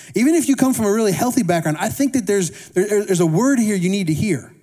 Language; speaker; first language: English; native; English